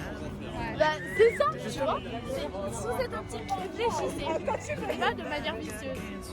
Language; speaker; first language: French; native; French